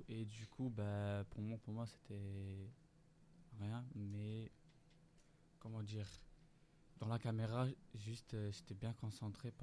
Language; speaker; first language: French; non-native, learner; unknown